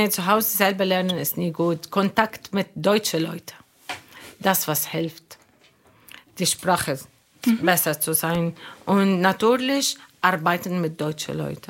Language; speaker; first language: German; non-native, learner; Arabic